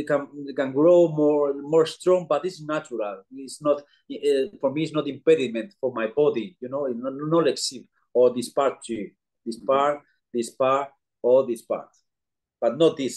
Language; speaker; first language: English; non-native, learner; Spanish